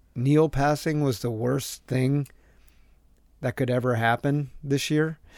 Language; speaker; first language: English; native; English